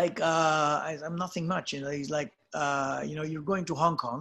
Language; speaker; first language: English; non-native, local second language; Gujarati